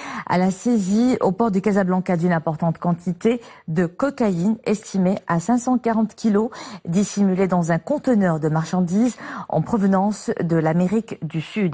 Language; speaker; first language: French; non-native, local second language; Arabic